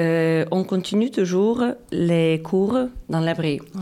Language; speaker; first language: French; non-native, fluent; Ukrainian